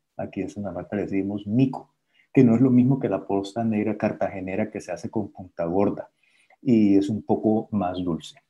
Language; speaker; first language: Spanish; native; Spanish